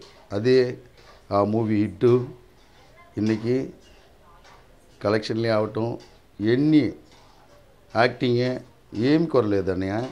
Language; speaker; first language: Telugu; non-native, local second language; Tamil